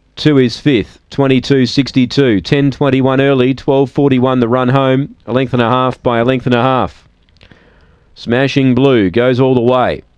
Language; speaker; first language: English; native; English